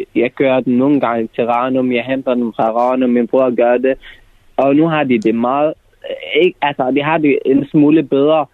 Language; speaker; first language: Danish; non-native, fluent; Arabic